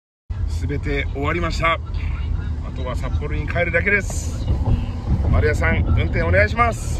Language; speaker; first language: Japanese; native; Japanese